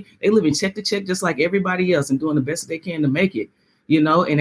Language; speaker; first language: English; native; English